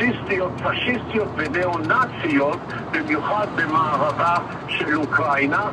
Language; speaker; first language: Hebrew; non-native, fluent; Russian